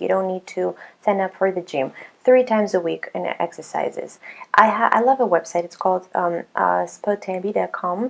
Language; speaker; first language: English; non-native, fluent; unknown